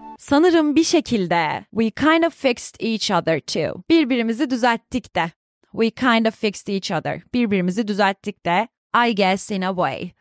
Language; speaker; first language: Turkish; native; Turkish